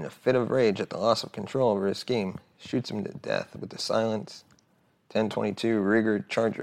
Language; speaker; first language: English; native; English